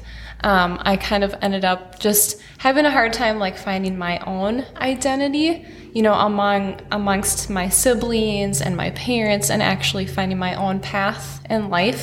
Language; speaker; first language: English; native; English